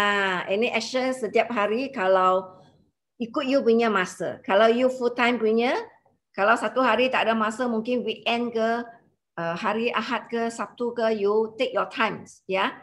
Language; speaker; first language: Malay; non-native, local second language; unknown